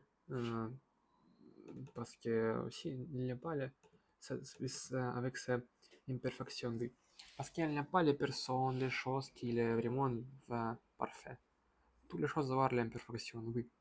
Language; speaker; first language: French; non-native, learner; Russian